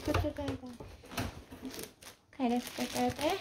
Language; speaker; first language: Turkish; non-native, learner; Azerbaijani